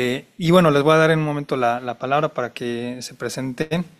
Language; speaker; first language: Spanish; native; Spanish